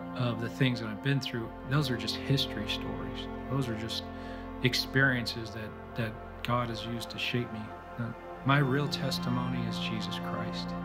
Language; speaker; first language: English; native; English